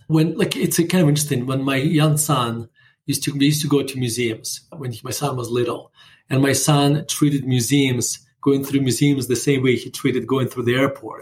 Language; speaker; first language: English; non-native, fluent; Russian